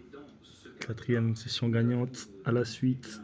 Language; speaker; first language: French; native; French